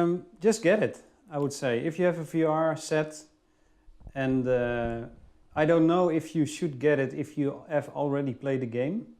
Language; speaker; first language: English; non-native, fluent; Dutch